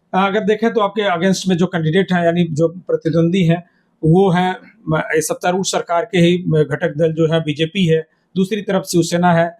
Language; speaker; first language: Hindi; native; Hindi